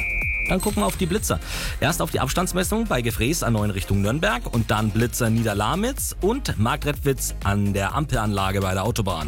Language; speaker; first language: German; native; German